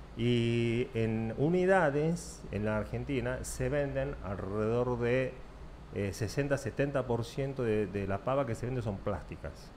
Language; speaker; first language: Spanish; early bilingual, other home language; Korean